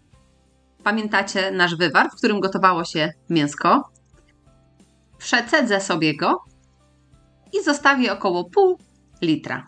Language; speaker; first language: Polish; native; Polish